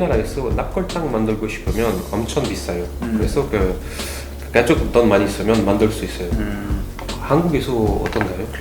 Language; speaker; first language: Korean; non-native, learner; French